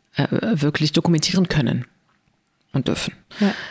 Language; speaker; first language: German; non-native, fluent; Arabic